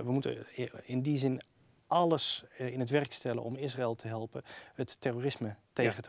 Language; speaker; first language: Dutch; native; Dutch